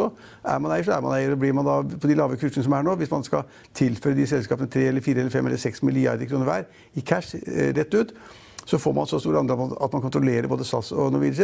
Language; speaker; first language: Norwegian; native; Norwegian